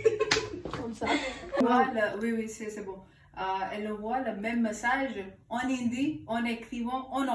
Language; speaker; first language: French; non-native, fluent; Hindi